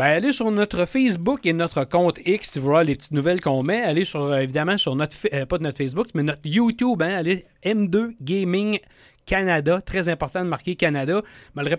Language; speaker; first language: French; native; French